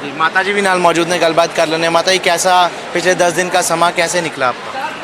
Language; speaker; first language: Hindi; non-native, local second language; Punjabi